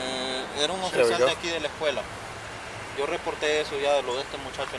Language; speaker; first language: Spanish; native; Spanish